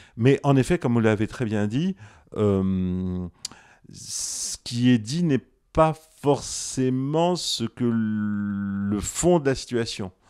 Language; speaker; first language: French; native; French